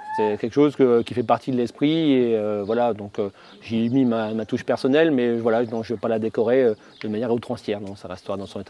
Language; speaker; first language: French; native; French